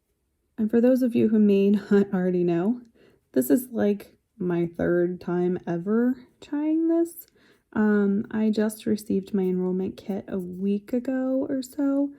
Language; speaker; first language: English; native; English